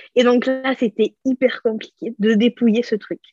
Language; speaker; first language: French; native; French